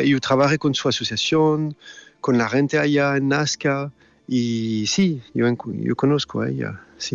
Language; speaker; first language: Spanish; non-native, learner; French